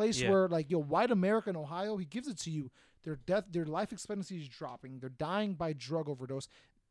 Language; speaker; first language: English; native; English